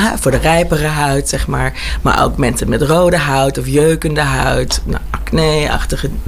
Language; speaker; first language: Dutch; early bilingual, heritage; Dutch